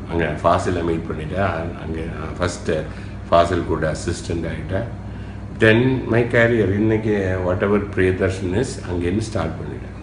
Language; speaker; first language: Tamil; non-native, local second language; Malayalam